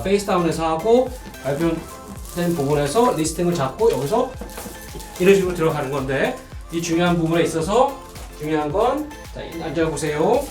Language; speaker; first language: Korean; native; Korean